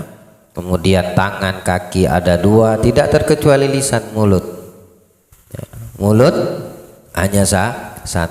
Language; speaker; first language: Indonesian; native; Indonesian